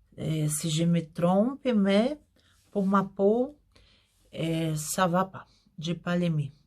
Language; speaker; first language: French; non-native, learner; Portuguese